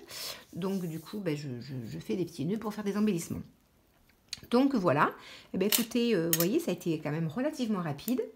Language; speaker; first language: French; native; French